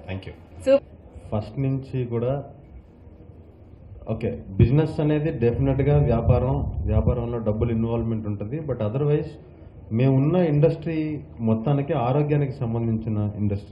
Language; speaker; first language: Telugu; native; Telugu